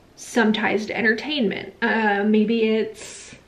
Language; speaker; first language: English; native; English